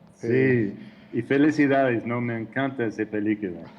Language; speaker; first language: Spanish; non-native, fluent; English